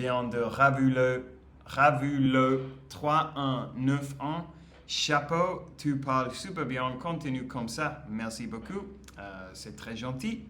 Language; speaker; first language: French; non-native, learner; English